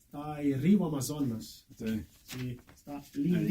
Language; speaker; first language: Spanish; non-native, fluent; Portuguese